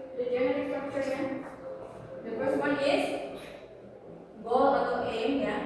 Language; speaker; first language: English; non-native, learner; Indonesian